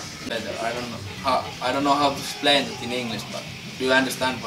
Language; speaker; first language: English; non-native, learner; Finnish